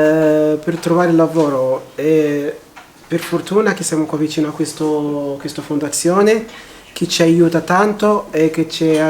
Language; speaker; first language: Italian; non-native, fluent; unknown